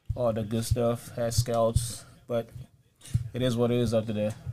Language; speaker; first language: English; early bilingual, other home language; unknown